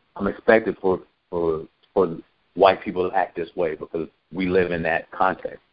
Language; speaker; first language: English; native; English